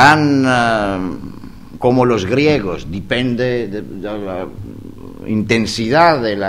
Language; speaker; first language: Spanish; non-native, fluent; Greek